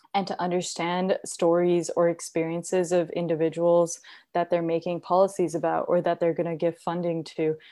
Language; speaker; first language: English; non-native, local second language; Hindi